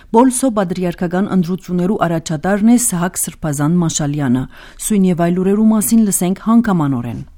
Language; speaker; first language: Armenian; early bilingual, heritage; Armenian